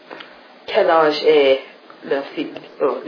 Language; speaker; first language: French; non-native, learner; English